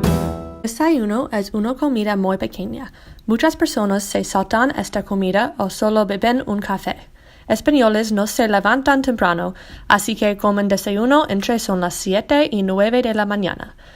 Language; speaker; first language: Spanish; non-native, learner; English